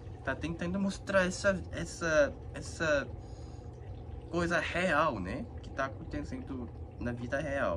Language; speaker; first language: Portuguese; non-native, fluent; Korean